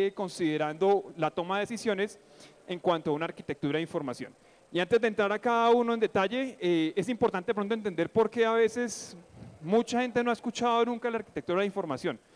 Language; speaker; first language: Spanish; native; Spanish